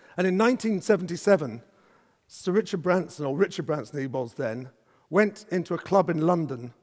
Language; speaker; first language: English; native; English